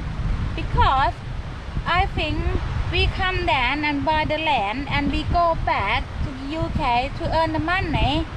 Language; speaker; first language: English; non-native, learner; Thai